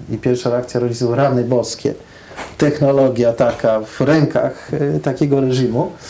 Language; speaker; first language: Polish; early bilingual, heritage; Polish